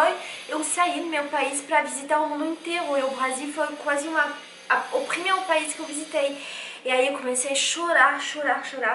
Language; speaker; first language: Portuguese; non-native, fluent; French